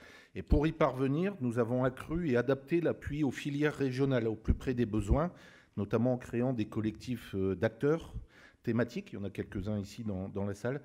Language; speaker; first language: French; native; French